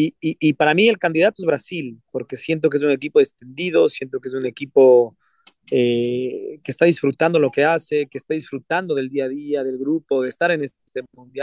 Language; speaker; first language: Spanish; native; Spanish